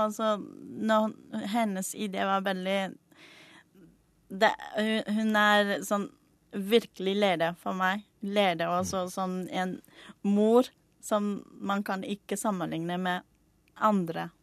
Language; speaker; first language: Norwegian; non-native, learner; Burmese